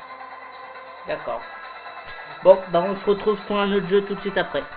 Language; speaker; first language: French; native; French